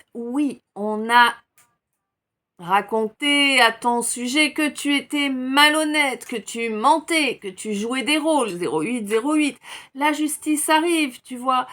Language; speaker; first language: French; native; French